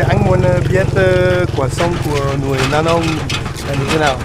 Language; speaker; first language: Vietnamese; non-native, learner; French